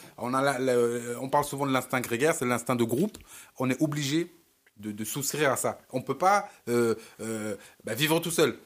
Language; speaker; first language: French; early bilingual, other home language; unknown